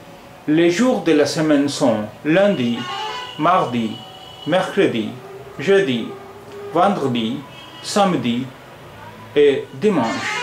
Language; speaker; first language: French; non-native, fluent; Urdu